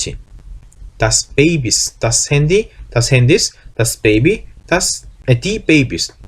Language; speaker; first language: German; non-native, fluent; Korean